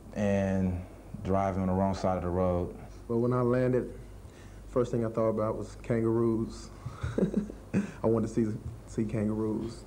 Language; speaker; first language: English; native; English